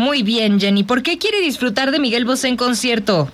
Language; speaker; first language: Spanish; native; Spanish